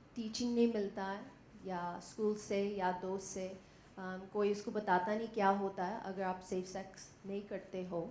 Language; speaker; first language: Hindi; non-native, learner; English